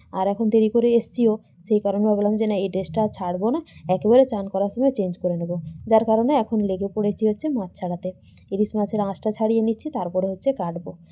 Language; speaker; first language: Bangla; non-native, local second language; Santali